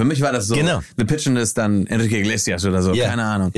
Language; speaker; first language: German; early bilingual, heritage; German